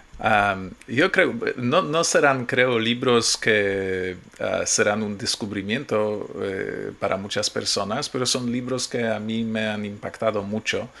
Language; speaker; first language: Spanish; non-native, fluent; Polish